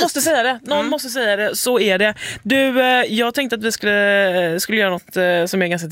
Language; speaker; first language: Swedish; native; Swedish